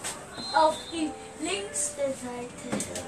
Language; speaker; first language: German; early bilingual, other home language; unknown